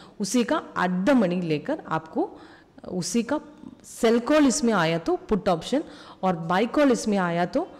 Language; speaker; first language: Hindi; non-native, local second language; Malayalam